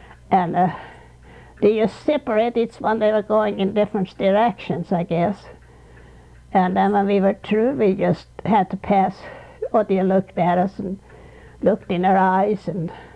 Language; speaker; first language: English; non-native, fluent; Swedish